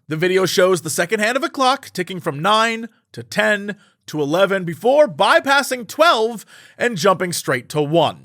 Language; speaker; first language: English; native; English